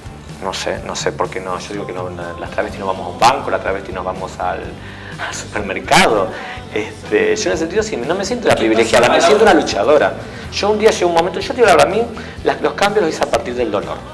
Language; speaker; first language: Spanish; native; Spanish